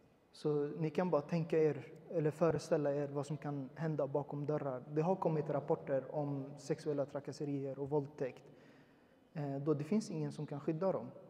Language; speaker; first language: Swedish; early bilingual, other home language; Uyghur